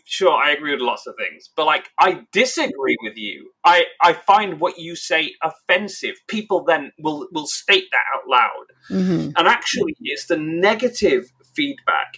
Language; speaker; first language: English; native; English